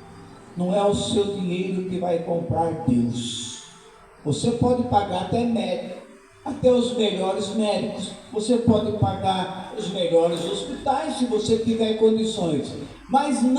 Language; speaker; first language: Portuguese; native; Portuguese